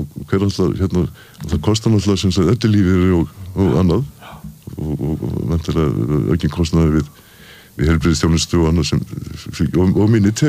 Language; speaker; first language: Icelandic; native; Icelandic